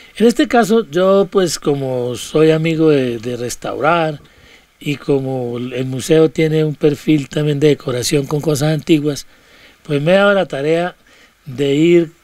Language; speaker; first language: Spanish; native; Spanish